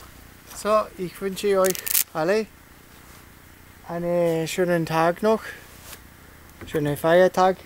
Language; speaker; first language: German; early bilingual, heritage; English